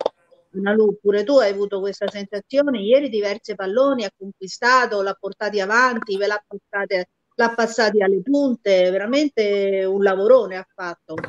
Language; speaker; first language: Italian; native; Italian